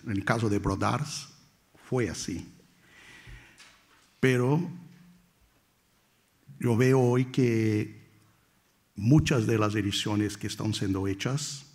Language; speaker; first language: Spanish; non-native, fluent; Portuguese